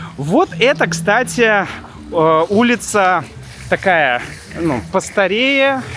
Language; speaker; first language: Russian; native; Russian